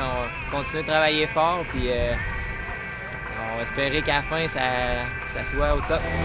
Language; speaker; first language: French; native; French